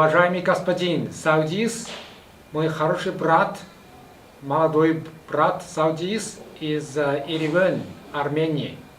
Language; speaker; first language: Russian; non-native, fluent; Chinese